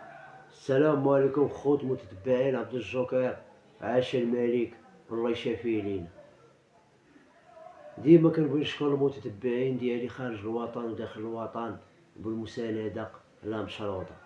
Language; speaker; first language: Arabic; native; Arabic